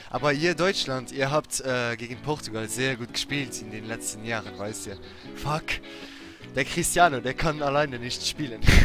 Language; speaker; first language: German; non-native, fluent; Portuguese